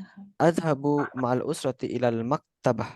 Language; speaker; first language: Arabic; non-native, fluent; Indonesian